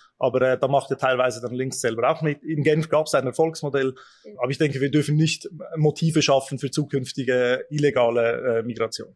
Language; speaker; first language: German; early bilingual, other home language; Albanian